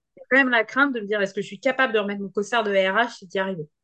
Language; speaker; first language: French; native; French